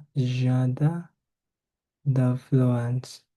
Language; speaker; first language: French; non-native, learner; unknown